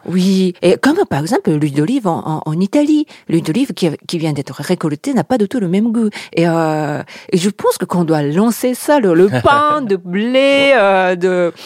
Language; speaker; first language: French; non-native, fluent; Japanese